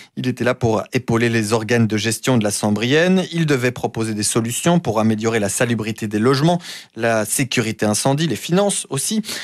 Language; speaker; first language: French; native; French